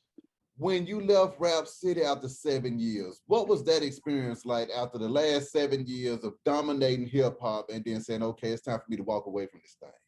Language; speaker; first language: English; native; English